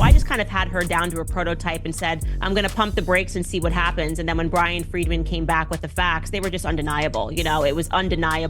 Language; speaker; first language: English; native; English